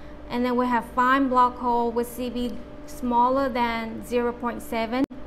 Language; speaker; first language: English; non-native, fluent; Vietnamese